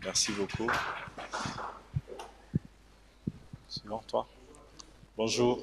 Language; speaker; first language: French; non-native, local second language; Swahili